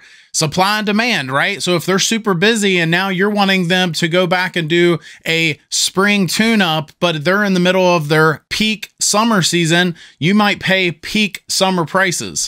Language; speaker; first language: English; native; English